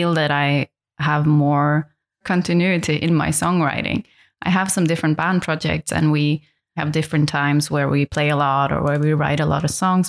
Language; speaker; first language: English; non-native, fluent; Norwegian